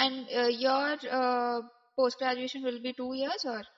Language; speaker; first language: English; non-native, local second language; Malayalam